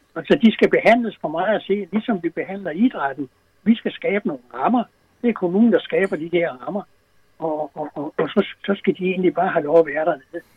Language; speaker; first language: Danish; native; Danish